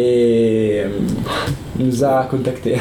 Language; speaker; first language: French; non-native, learner; Italian